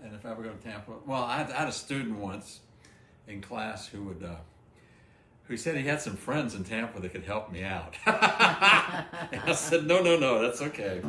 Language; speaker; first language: English; early bilingual, other home language; French